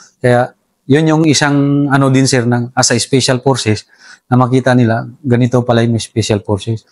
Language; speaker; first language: Filipino; non-native, local second language; Cebuano